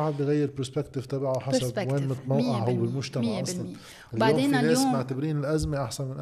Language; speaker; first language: Arabic; native; Arabic